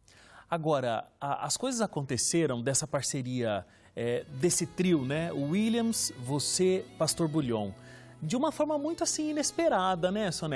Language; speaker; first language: Portuguese; native; Portuguese